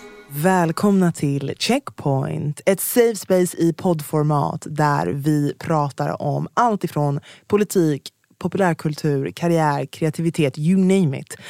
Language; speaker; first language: Swedish; native; Swedish